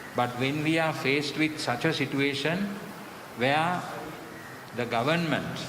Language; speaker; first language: English; non-native, local second language; Sinhala